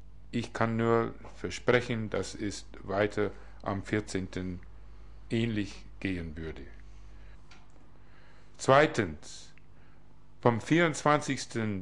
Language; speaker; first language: German; non-native, fluent; English